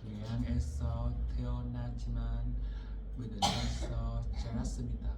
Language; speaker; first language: Korean; non-native, learner; Vietnamese